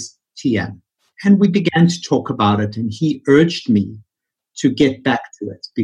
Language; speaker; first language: English; native; English